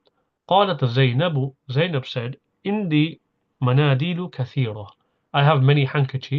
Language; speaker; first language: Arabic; non-native, fluent; English